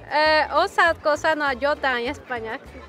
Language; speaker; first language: Finnish; non-native, fluent; Spanish